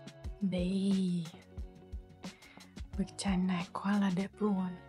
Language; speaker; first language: Vietnamese; non-native, learner; Russian